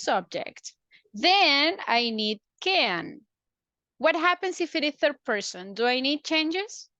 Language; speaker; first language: English; non-native, fluent; Spanish